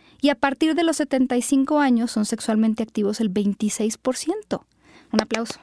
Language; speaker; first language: Spanish; native; Spanish